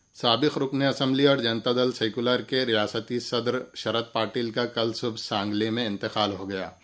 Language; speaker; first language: Urdu; native; Urdu